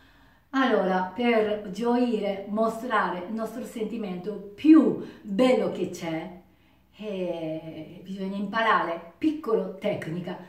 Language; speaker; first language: Italian; non-native, learner; Japanese